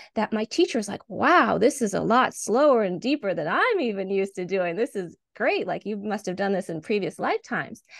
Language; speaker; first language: English; native; English